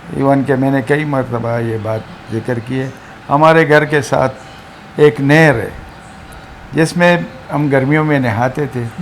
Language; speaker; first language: Urdu; non-native, local second language; Pashto